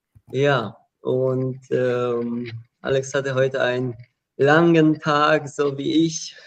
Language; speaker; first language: German; non-native, fluent; Ukrainian